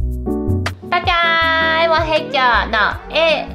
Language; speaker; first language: Spanish; non-native, fluent; Japanese